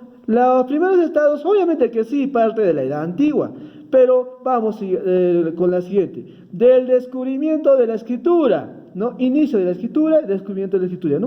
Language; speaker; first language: Spanish; native; Spanish